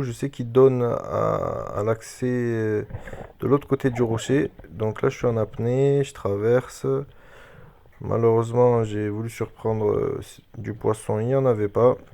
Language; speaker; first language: French; native; French